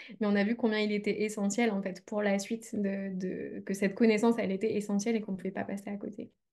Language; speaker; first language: French; native; French